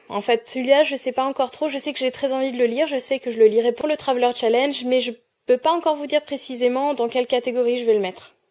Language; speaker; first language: French; native; French